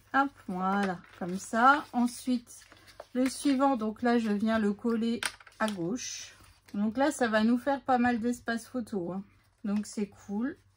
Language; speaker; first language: French; native; French